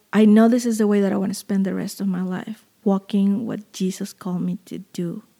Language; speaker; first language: English; non-native, fluent; Spanish